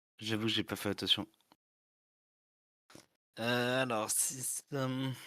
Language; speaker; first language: French; native; French